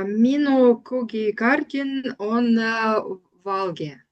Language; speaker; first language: Estonian; non-native, learner; Russian